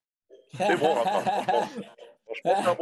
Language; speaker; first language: French; native; French